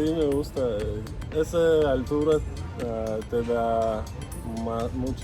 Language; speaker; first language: Spanish; non-native, fluent; Russian